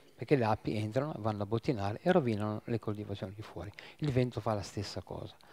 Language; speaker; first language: Italian; native; Italian